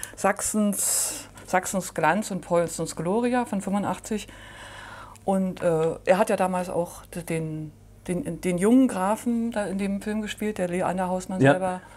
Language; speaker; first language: German; native; German